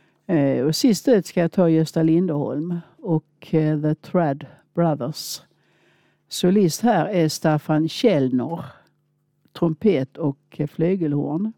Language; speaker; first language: Swedish; native; Swedish